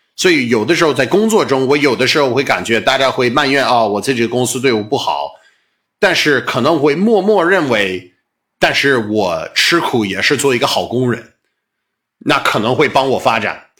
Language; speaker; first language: Chinese; non-native, fluent; English